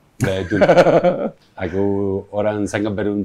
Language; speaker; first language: Indonesian; non-native, learner; Spanish